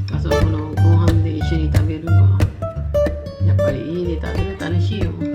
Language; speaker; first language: Japanese; non-native, learner; Filipino